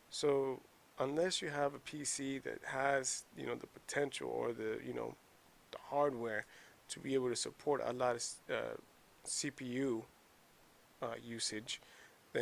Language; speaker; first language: English; native; English